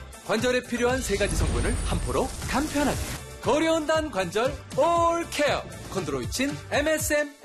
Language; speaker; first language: Korean; native; Korean